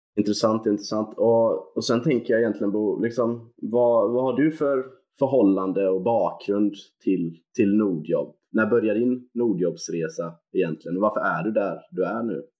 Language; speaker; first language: Swedish; native; Swedish